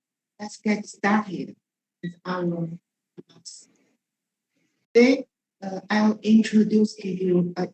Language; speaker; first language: English; non-native, learner; Chinese